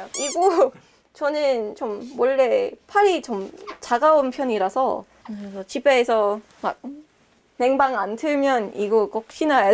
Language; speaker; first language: Korean; non-native, fluent; English